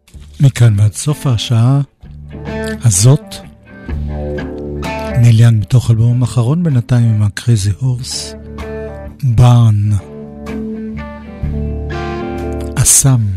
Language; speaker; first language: Hebrew; native; Hebrew